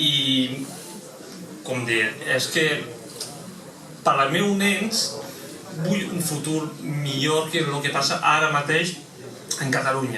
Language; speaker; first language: Catalan; non-native, local second language; French